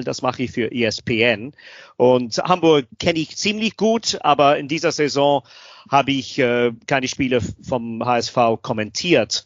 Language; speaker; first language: German; non-native, fluent; English